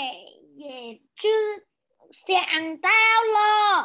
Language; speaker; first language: Chinese; non-native, learner; Vietnamese